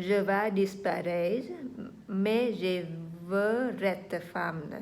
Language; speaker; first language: French; non-native, learner; Vietnamese